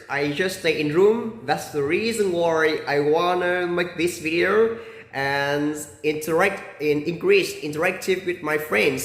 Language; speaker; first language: English; non-native, learner; Vietnamese